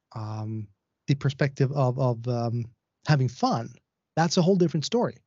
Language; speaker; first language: English; non-native, fluent; Swedish